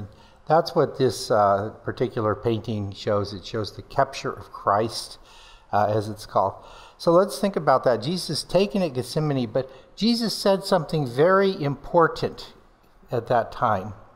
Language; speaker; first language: English; native; English